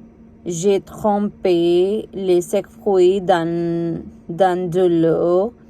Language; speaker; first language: French; non-native, learner; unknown